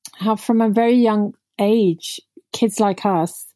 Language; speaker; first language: English; non-native, local second language; Punjabi